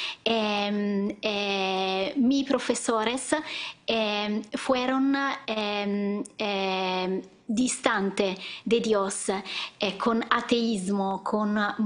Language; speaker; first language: Spanish; non-native, learner; Italian